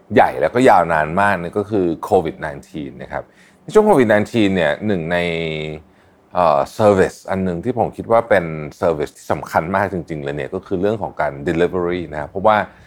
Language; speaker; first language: Thai; native; Thai